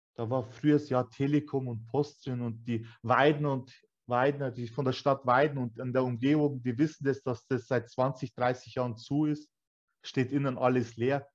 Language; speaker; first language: German; early bilingual, other home language; Turkish